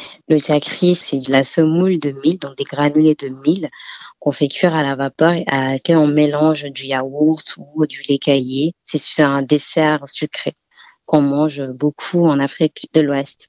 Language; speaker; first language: French; non-native, local second language; Wolof